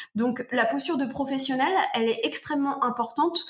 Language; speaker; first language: French; native; French